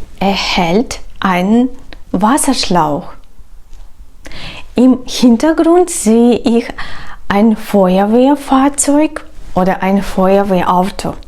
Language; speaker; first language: German; non-native, fluent; Ukrainian